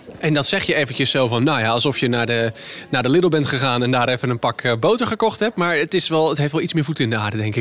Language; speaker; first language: Dutch; native; Dutch